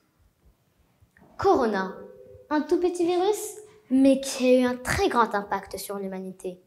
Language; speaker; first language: French; non-native, local second language; Arabic